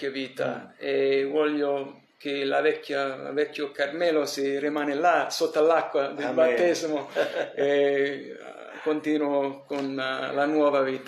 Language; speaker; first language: Italian; early bilingual, heritage; English